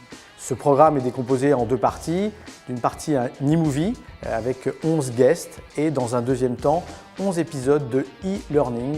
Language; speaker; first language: French; native; French